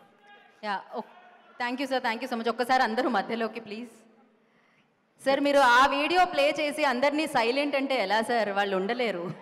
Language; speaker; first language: Telugu; native; Telugu